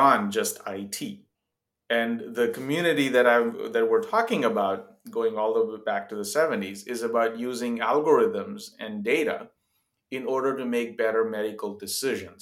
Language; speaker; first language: English; non-native, local second language; Gujarati